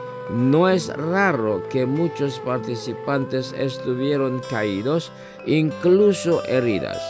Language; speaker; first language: Spanish; non-native, fluent; Indonesian